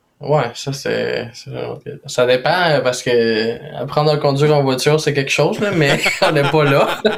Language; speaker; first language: French; non-native, fluent; Spanish